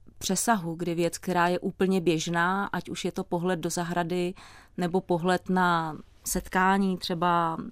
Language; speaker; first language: Czech; native; Czech